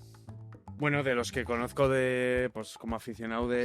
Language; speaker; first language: Spanish; native; Spanish